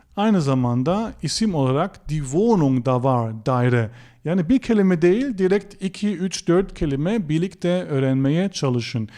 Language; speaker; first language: Turkish; non-native, fluent; German